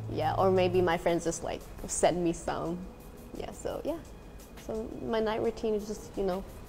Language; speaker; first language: English; non-native, fluent; Thai